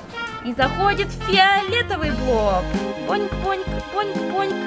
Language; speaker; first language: Russian; native; Russian